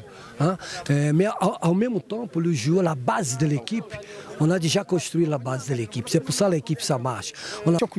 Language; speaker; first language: French; non-native, fluent; Portuguese